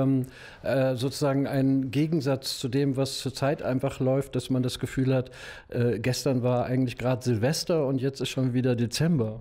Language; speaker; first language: German; native; German